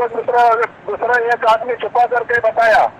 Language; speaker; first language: Hindi; non-native, local second language; Malayalam